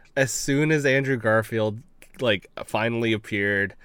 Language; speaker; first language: English; early bilingual, other home language; Filipino